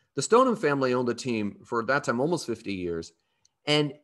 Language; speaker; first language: English; native; English